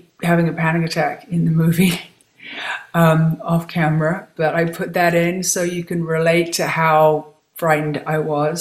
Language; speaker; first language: English; native; English